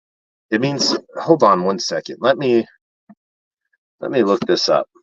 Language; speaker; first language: English; native; English